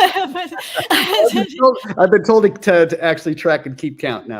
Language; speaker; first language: English; native; English